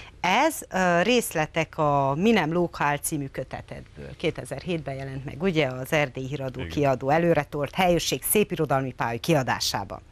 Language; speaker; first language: Hungarian; native; Hungarian